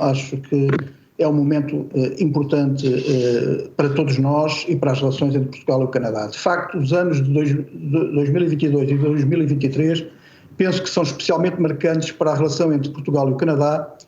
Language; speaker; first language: Portuguese; native; Portuguese